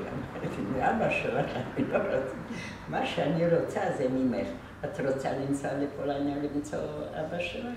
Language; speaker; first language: Hebrew; non-native, fluent; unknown